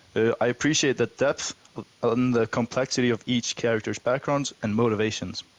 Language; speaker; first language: English; non-native, fluent; Icelandic